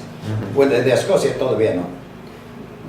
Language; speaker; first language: Spanish; non-native, fluent; English